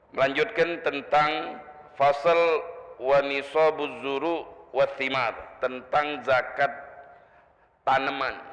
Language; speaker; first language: Malay; native; Malay